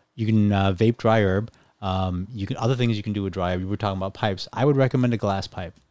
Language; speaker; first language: English; native; English